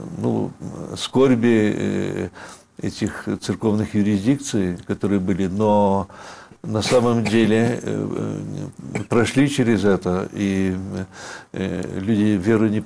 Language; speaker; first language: Russian; early bilingual, heritage; Russian